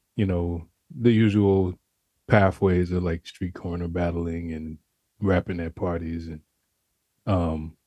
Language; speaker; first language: English; native; English